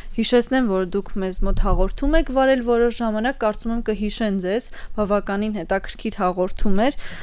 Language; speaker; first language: Armenian; native; Armenian